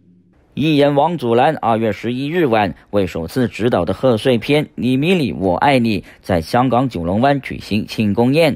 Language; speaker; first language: Chinese; non-native, local second language; Cantonese